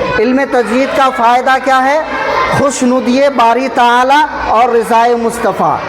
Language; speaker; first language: Urdu; native; Urdu